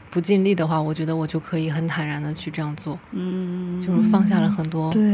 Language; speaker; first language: Chinese; non-native, fluent; Korean